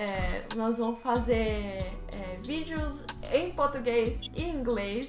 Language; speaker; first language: Portuguese; early bilingual, heritage; Portuguese